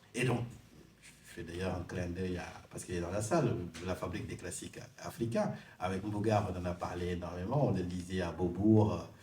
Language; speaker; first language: French; non-native, local second language; Wolof